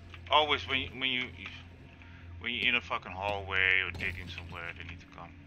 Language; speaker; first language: English; non-native, fluent; Dutch